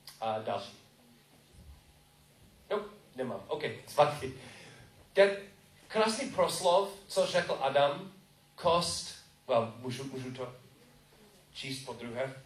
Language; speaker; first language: Czech; non-native, learner; English